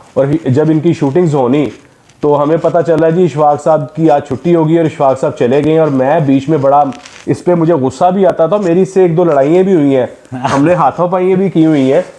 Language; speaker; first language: Urdu; non-native, local second language; Punjabi